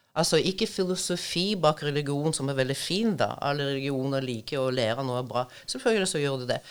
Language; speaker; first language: Norwegian; non-native, fluent; Russian